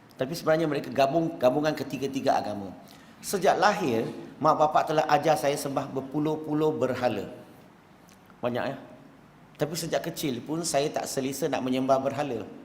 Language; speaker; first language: Malay; non-native, local second language; Chinese